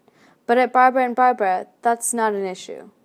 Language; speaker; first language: English; native; English